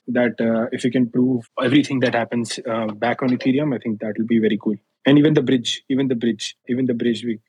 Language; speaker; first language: English; non-native, local second language; Hindi